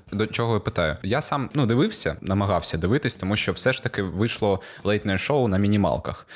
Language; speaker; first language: Ukrainian; native; Ukrainian